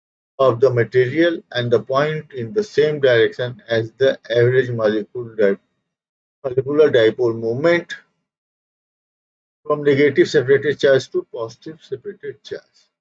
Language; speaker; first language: English; non-native, local second language; Hindi